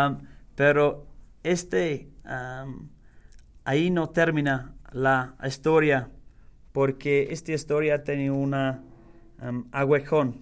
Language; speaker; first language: Spanish; non-native, learner; English